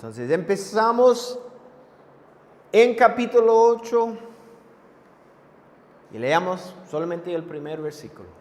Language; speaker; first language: Spanish; non-native, fluent; English